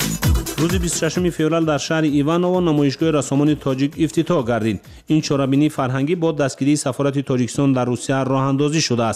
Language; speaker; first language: Tajik; native; Tajik